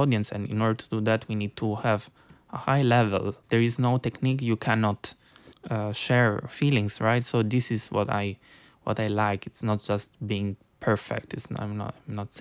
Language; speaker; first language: English; non-native, fluent; Italian